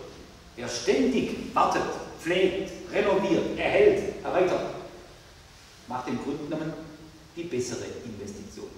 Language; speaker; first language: German; native; German